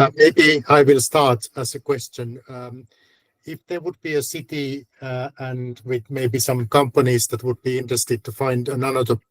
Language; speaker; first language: English; non-native, fluent; Finnish